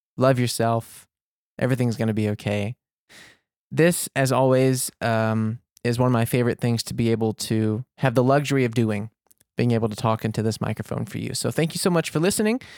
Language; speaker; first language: English; native; English